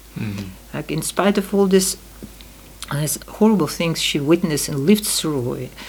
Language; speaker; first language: English; non-native, fluent; Uzbek